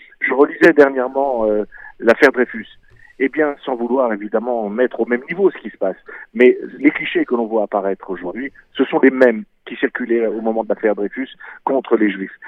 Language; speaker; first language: French; native; French